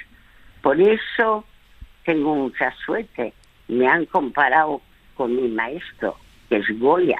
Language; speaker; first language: Spanish; early bilingual, other home language; French